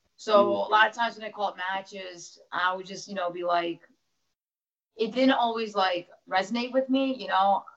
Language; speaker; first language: English; early bilingual, other home language; Russian